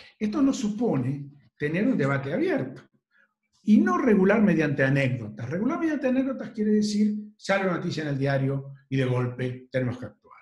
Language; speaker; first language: Spanish; native; Spanish